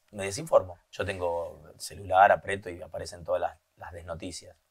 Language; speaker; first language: Spanish; native; Spanish